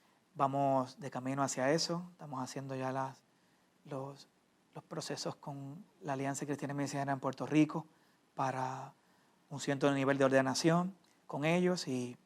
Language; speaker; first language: Spanish; native; Spanish